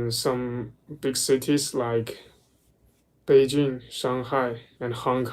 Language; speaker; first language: English; non-native, learner; Chinese